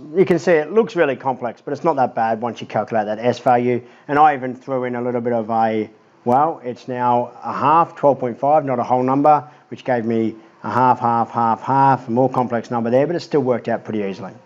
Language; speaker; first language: English; native; English